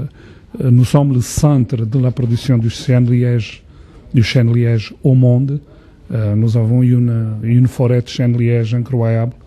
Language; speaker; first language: French; non-native, fluent; Portuguese